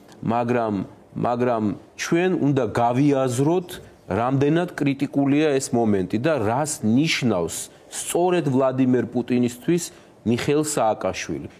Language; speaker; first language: Georgian; native; Georgian